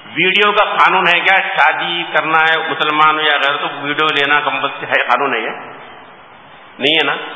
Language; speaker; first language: Urdu; native; Urdu